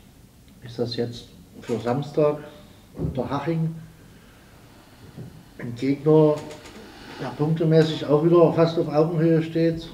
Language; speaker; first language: German; native; German